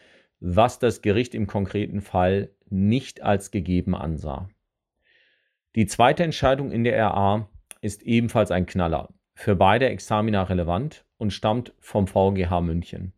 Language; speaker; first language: German; native; German